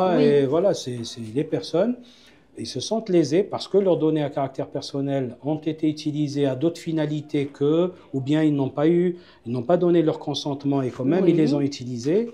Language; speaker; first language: French; non-native, local second language; Arabic